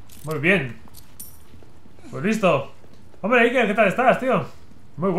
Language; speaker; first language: Spanish; native; Spanish